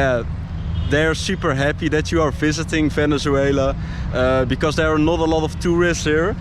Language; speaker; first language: English; non-native, fluent; Dutch